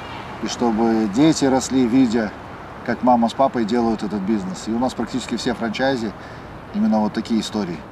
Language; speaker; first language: Russian; native; Russian